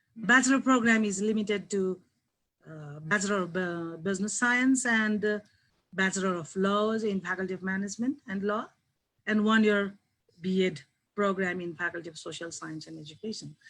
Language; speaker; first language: English; non-native, local second language; Nepali